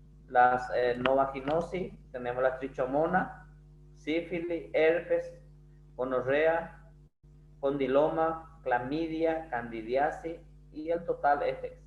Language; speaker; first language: Spanish; non-native, fluent; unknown